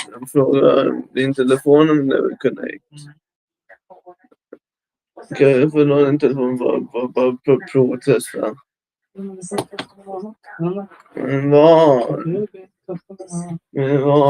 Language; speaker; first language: Swedish; early bilingual, other home language; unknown